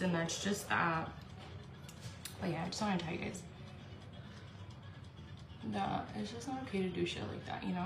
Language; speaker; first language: English; early bilingual, other home language; Spanish